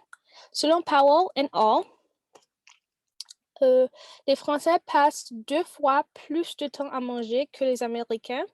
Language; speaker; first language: French; non-native, learner; English